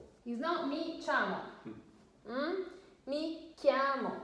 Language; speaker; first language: Italian; non-native, fluent; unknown